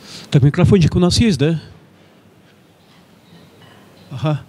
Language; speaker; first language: Russian; native; Russian